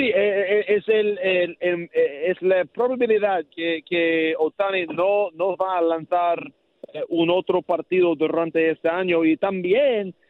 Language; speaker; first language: Spanish; non-native, learner; English